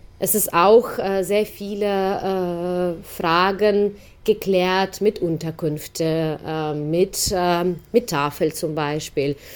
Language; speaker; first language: German; non-native, fluent; Ukrainian